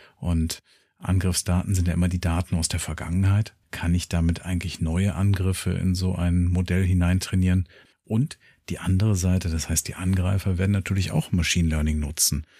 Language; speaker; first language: German; native; German